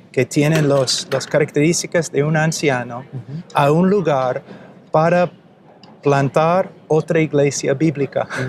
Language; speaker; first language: Spanish; non-native, fluent; English